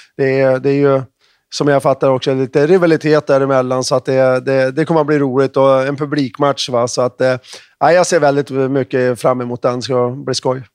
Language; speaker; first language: Swedish; native; Swedish